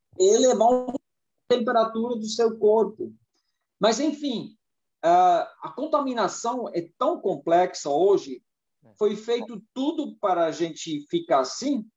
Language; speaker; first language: Portuguese; non-native, fluent; German